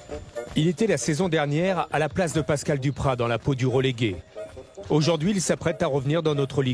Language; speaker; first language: French; native; French